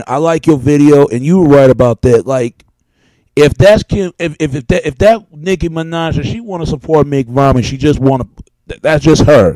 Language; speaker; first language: English; native; English